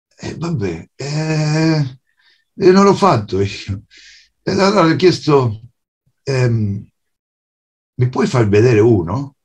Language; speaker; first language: Italian; non-native, fluent; Spanish